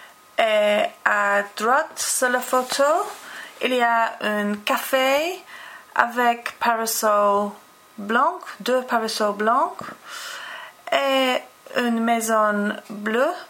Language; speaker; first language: French; non-native, learner; English